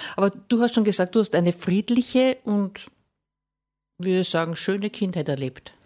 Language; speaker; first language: German; native; German